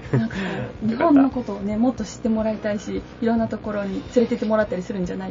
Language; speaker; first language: Japanese; native; Japanese